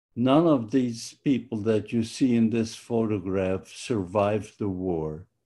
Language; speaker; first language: English; non-native, fluent; Polish